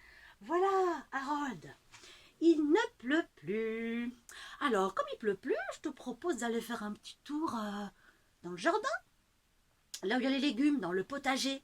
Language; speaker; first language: French; native; French